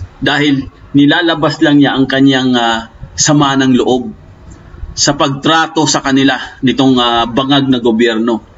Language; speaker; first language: Filipino; non-native, local second language; Cebuano